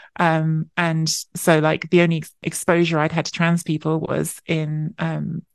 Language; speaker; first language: English; native; English